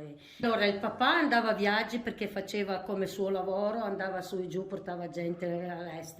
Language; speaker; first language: Italian; non-native, fluent; Ukrainian